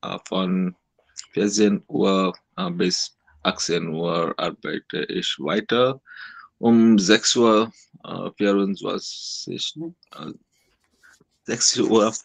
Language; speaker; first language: German; non-native, learner; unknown